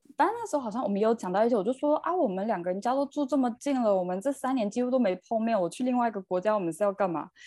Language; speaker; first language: Chinese; early bilingual, heritage; Chinese